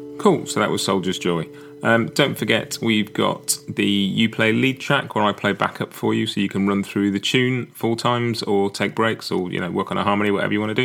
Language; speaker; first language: English; native; English